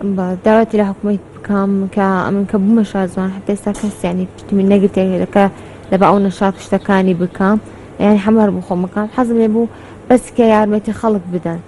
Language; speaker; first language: Central Kurdish; non-native, local second language; Arabic